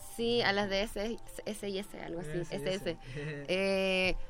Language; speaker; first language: Spanish; native; Spanish